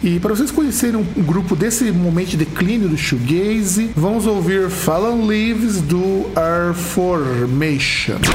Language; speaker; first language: Portuguese; native; Portuguese